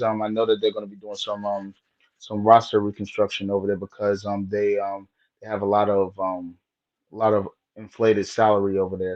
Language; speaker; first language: English; native; English